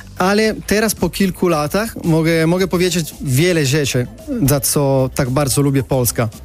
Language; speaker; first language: Polish; non-native, fluent; Italian